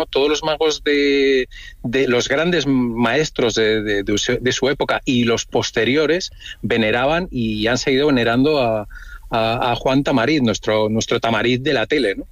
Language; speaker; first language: Spanish; native; Spanish